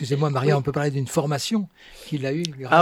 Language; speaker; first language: French; native; French